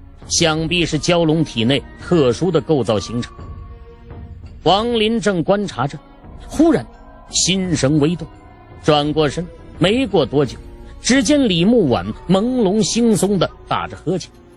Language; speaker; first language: Chinese; native; Chinese